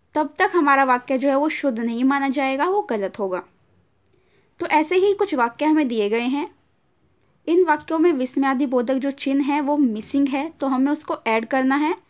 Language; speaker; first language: Hindi; native; Hindi